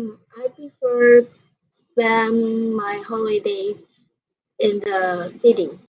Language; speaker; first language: English; non-native, learner; Vietnamese